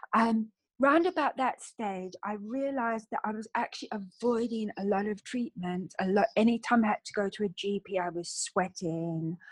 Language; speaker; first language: English; native; English